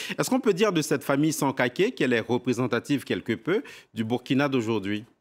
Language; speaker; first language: French; native; French